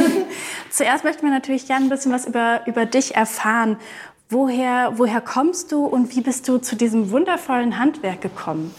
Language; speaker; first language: German; native; German